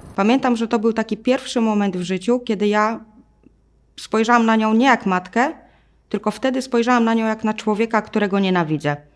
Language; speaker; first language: Polish; native; Polish